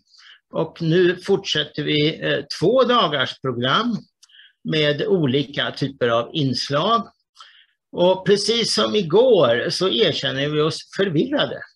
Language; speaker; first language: Swedish; native; Swedish